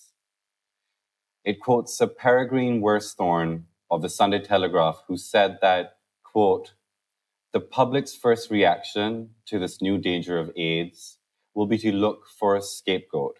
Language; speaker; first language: English; non-native, local second language; Urdu